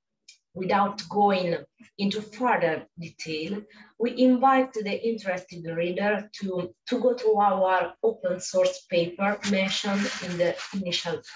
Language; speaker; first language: English; non-native, fluent; Italian